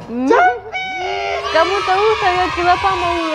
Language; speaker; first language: Indonesian; non-native, learner; Russian